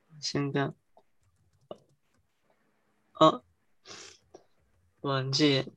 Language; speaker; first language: Chinese; early bilingual, heritage; Chinese